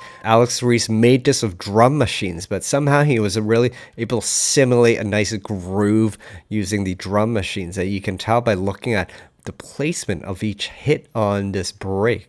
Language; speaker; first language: English; native; English